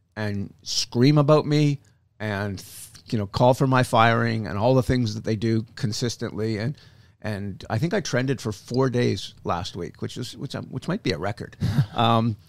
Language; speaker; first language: English; native; English